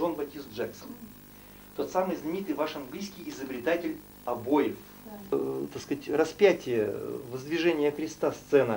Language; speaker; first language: Russian; native; Russian